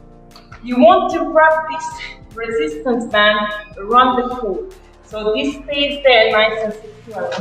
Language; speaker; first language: English; non-native, fluent; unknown